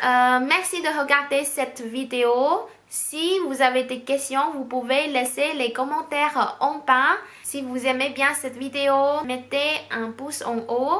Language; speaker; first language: French; non-native, fluent; Chinese